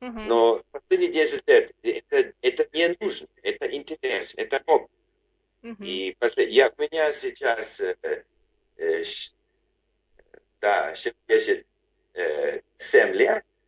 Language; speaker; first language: Russian; non-native, learner; English